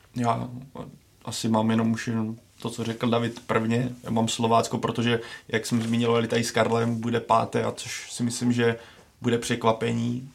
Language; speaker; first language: Czech; native; Czech